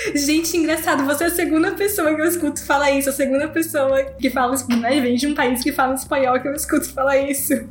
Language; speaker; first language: Portuguese; native; Portuguese